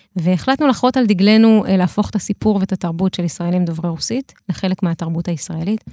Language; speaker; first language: Hebrew; early bilingual, other home language; Russian